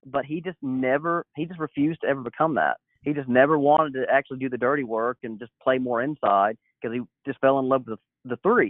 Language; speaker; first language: English; native; English